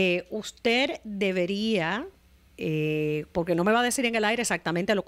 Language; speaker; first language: Spanish; native; Spanish